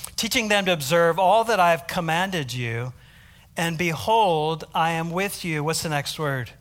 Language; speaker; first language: English; native; English